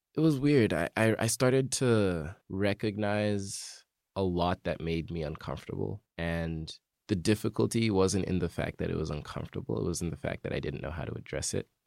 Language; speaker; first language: English; native; English